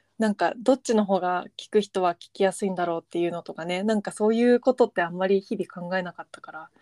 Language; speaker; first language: Japanese; native; Japanese